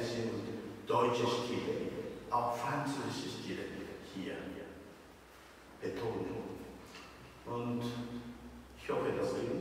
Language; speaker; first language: German; non-native, learner; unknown